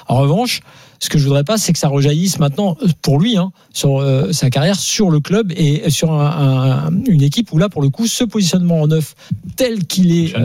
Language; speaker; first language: French; native; French